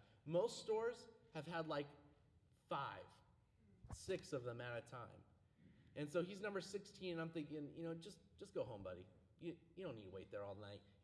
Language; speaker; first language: English; native; English